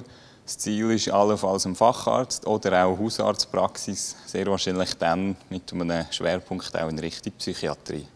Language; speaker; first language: German; native; German